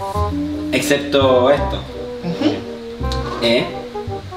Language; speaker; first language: Spanish; early bilingual, heritage; Spanish